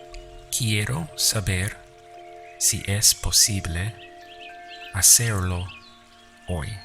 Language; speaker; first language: Spanish; non-native, fluent; English